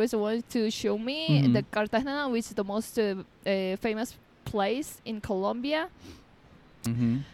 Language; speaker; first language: English; non-native, learner; Korean